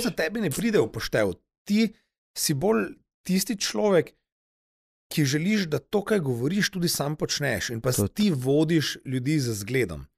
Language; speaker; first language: Slovenian; native; Slovenian